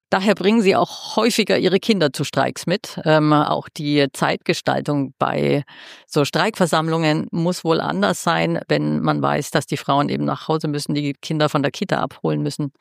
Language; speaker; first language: German; native; German